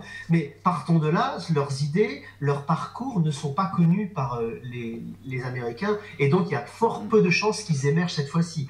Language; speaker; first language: French; native; French